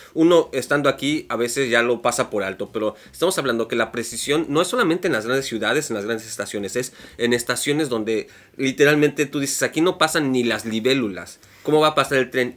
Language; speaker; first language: Spanish; native; Spanish